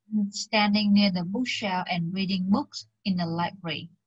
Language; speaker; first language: English; non-native, fluent; Vietnamese